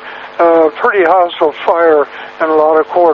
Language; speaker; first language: English; native; English